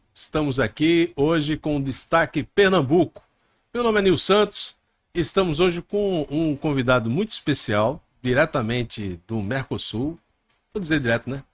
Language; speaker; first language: Portuguese; native; Portuguese